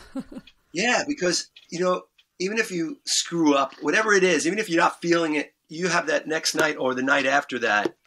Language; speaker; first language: English; native; English